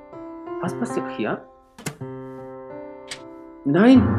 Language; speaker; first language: German; non-native, learner; Spanish